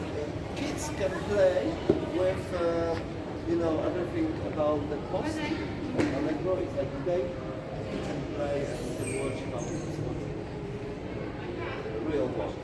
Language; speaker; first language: English; non-native, learner; Polish